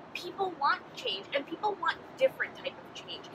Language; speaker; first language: English; early bilingual, other home language; Spanish